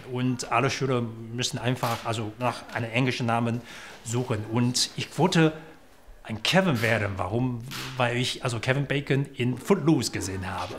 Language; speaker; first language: German; non-native, fluent; Chinese